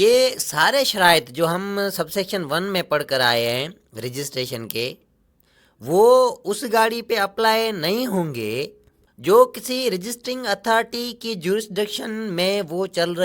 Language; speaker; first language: Urdu; native; Urdu